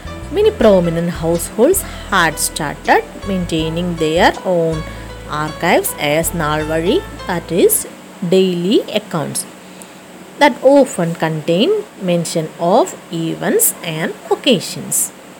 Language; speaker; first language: English; non-native, local second language; Malayalam